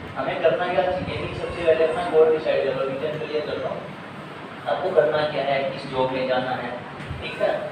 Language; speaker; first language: Hindi; native; Hindi